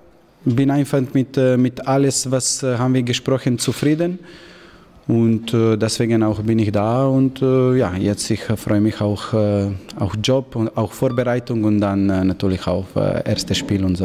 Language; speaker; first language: German; non-native, learner; Slovenian